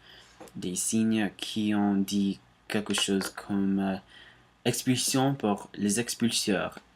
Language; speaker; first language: French; non-native, learner; English